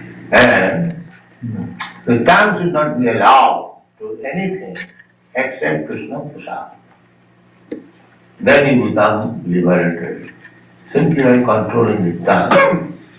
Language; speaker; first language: English; non-native, local second language; Bangla